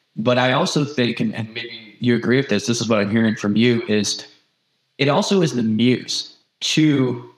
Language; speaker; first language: English; native; English